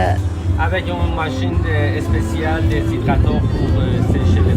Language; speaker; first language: French; non-native, local second language; Arabic